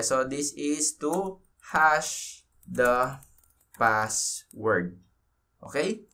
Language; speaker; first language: English; non-native, local second language; Filipino